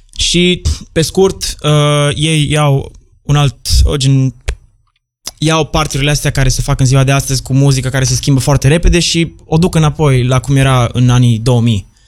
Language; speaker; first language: Romanian; native; Romanian